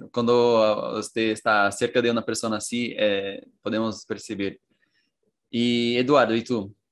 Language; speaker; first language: Spanish; non-native, fluent; Portuguese